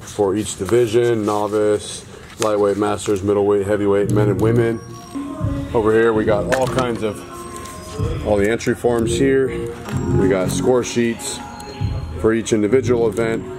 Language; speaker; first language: English; native; English